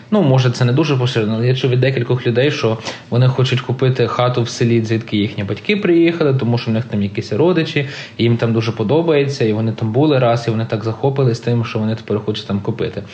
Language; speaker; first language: Ukrainian; early bilingual, heritage; Ukrainian